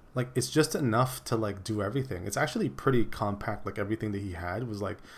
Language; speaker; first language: English; early bilingual, other home language; Filipino